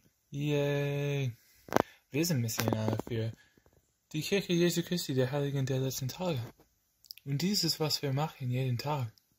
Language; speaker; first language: German; non-native, learner; English